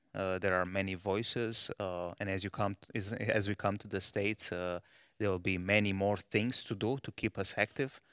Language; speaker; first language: English; non-native, fluent; Romanian